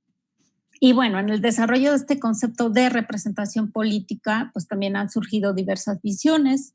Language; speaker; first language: Spanish; native; Spanish